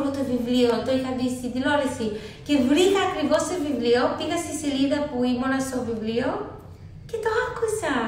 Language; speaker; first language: Greek; early bilingual, heritage; Greek